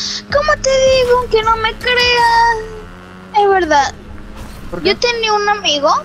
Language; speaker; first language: Spanish; native; Spanish